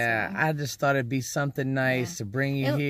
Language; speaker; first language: English; native; English